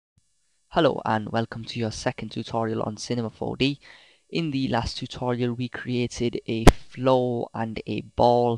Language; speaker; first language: English; native; English